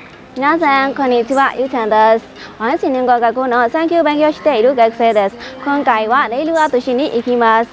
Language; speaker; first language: Japanese; non-native, learner; Burmese